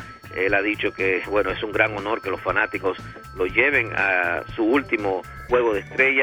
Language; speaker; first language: Spanish; native; Spanish